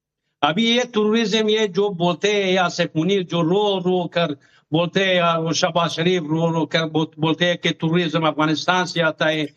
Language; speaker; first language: Hindi; non-native, fluent; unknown